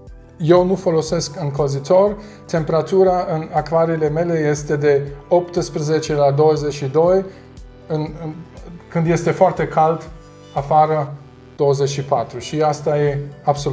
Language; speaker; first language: Romanian; non-native, learner; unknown